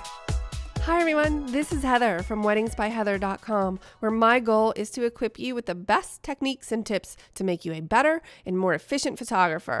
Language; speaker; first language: English; native; English